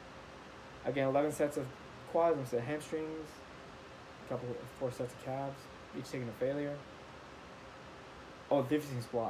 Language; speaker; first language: English; native; English